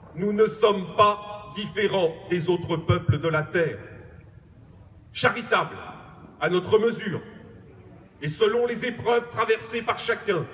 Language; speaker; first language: French; native; French